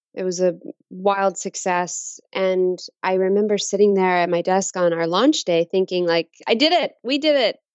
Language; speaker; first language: English; native; English